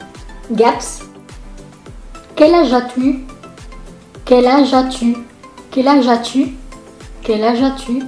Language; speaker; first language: French; non-native, learner; Filipino